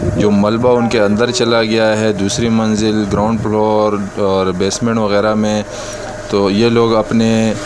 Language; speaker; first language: Urdu; non-native, local second language; Pashto